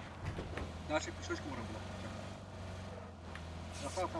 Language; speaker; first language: Russian; non-native, local second language; Yakut